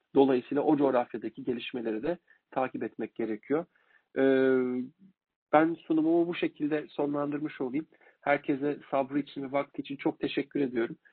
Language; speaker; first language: Turkish; native; Turkish